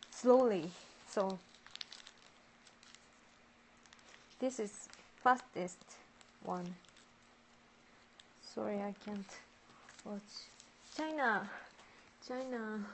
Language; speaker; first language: English; non-native, learner; Japanese